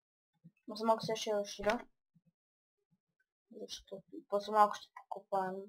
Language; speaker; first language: Bulgarian; early bilingual, other home language; Russian